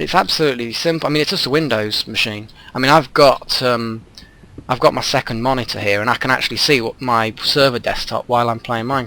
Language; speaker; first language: English; native; English